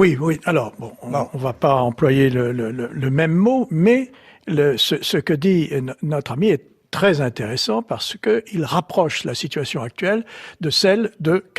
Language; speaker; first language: French; native; French